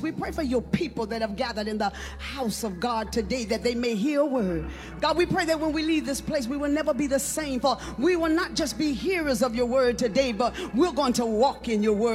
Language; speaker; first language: English; native; English